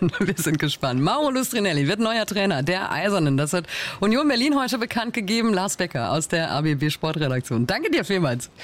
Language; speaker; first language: German; native; German